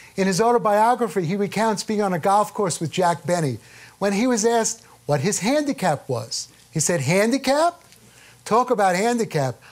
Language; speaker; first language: English; native; English